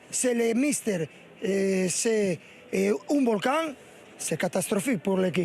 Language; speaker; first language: French; non-native, learner; Spanish